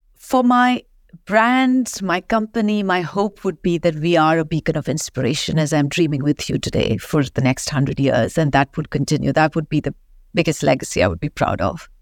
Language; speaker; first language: English; non-native, local second language; Marathi